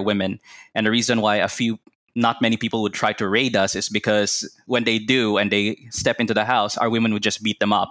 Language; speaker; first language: English; non-native, local second language; Cebuano